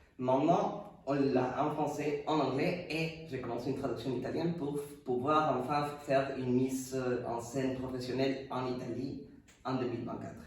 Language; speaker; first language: French; non-native, fluent; Spanish